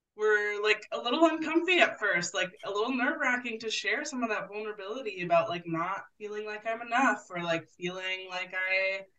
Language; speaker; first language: English; native; English